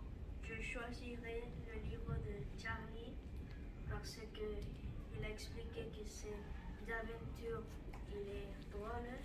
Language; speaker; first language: French; non-native, learner; Catalan